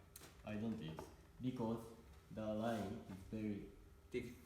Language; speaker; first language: English; non-native, learner; Japanese